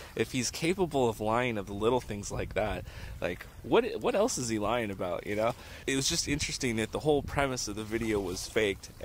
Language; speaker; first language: English; native; English